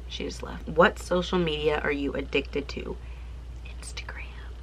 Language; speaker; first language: English; native; English